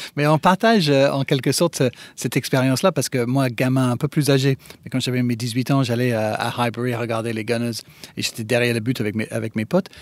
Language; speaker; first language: French; non-native, fluent; English